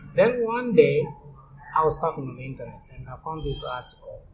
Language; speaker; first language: English; non-native, local second language; Swahili